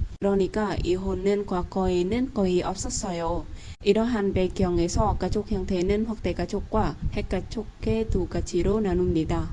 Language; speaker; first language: Korean; non-native, fluent; Vietnamese